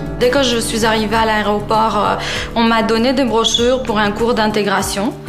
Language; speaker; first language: French; non-native, fluent; Romanian